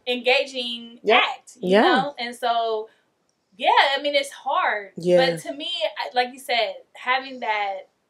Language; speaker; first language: English; native; English